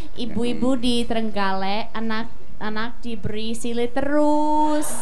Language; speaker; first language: Indonesian; non-native, fluent; English